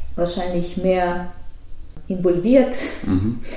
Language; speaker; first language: German; non-native, fluent; Russian